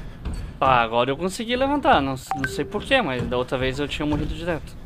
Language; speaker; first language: Portuguese; native; Portuguese